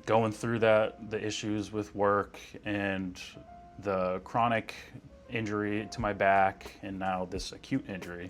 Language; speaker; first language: English; native; English